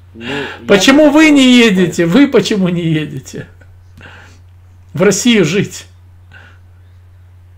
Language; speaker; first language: Russian; native; Russian